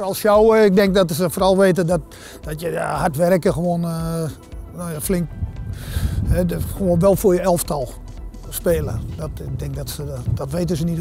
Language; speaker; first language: Dutch; native; Dutch